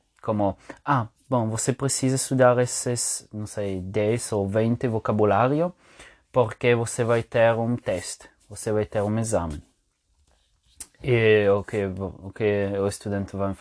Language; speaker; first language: Portuguese; non-native, fluent; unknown